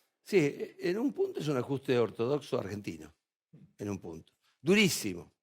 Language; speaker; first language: Spanish; native; Spanish